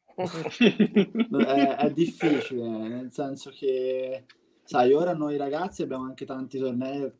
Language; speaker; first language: Italian; native; Italian